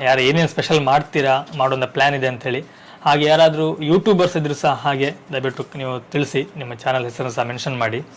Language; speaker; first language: Kannada; non-native, local second language; Tulu